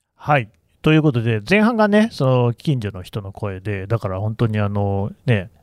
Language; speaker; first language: Japanese; native; Japanese